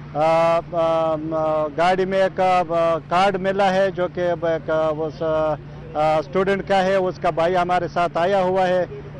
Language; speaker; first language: Urdu; native; Urdu